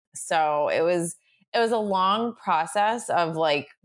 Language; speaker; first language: English; native; English